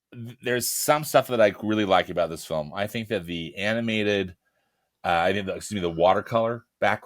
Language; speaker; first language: English; native; English